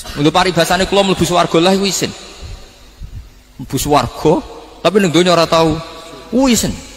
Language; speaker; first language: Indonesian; non-native, local second language; Javanese